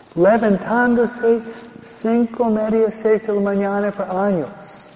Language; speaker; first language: Spanish; non-native, fluent; English